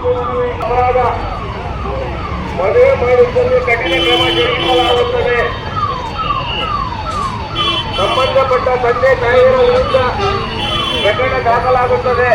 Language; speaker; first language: Kannada; native; Kannada